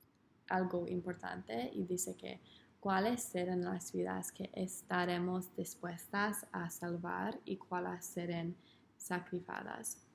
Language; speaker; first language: Spanish; non-native, learner; English